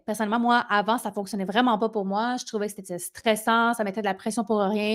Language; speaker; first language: French; native; French